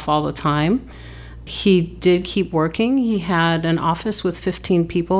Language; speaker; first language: English; native; English